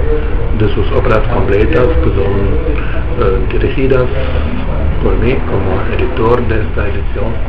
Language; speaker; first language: Spanish; non-native, fluent; German